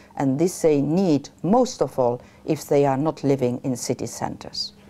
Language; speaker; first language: English; non-native, fluent; Luxembourgish